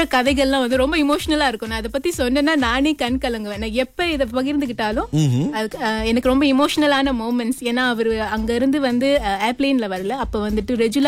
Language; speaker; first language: Tamil; early bilingual, heritage; Tamil